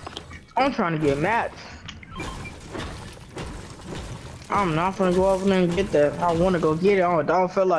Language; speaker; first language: English; native; English